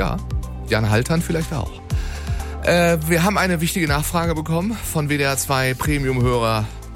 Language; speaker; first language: German; native; German